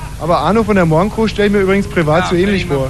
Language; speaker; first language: German; native; German